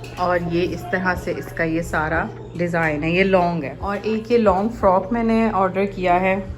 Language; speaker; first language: Urdu; native; Urdu